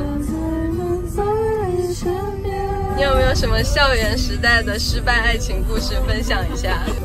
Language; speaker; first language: Chinese; native; Chinese